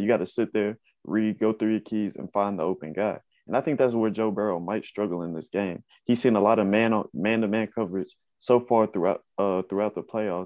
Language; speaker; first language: English; native; English